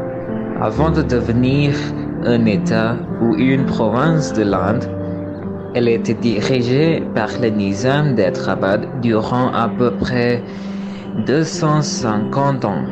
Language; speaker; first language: French; non-native, learner; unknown